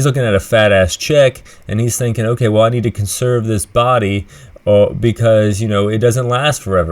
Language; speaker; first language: English; native; English